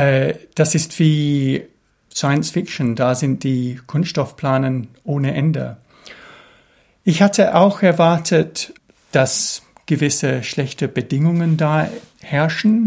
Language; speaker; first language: German; non-native, fluent; English